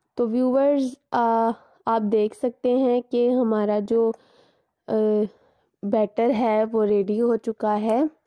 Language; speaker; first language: Hindi; native; Hindi